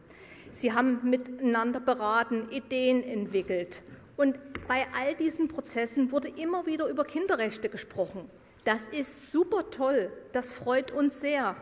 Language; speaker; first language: German; native; German